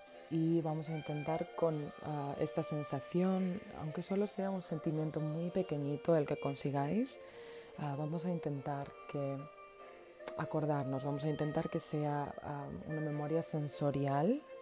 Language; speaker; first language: Spanish; native; Spanish